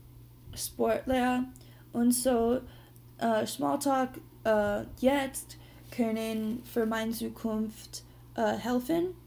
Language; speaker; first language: German; non-native, learner; English